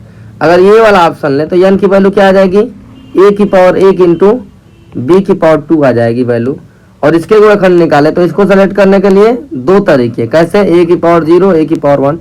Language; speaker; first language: Hindi; native; Hindi